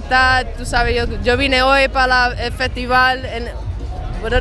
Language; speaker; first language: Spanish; early bilingual, heritage; English